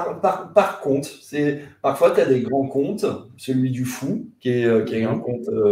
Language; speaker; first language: French; native; French